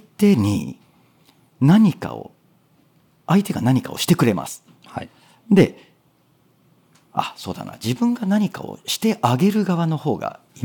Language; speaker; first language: Japanese; native; Japanese